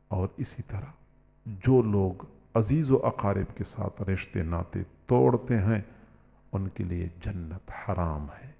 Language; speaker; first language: Urdu; non-native, local second language; Punjabi